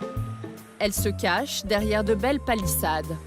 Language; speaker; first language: French; native; French